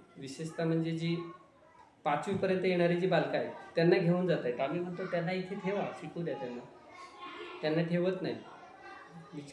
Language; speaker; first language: Marathi; non-native, local second language; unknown